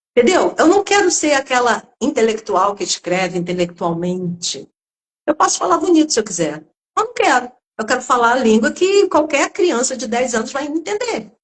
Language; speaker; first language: Portuguese; native; Portuguese